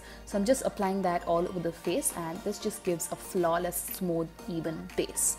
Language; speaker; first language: English; non-native, local second language; Tamil